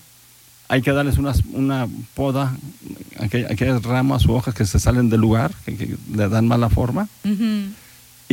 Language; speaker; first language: Spanish; native; Spanish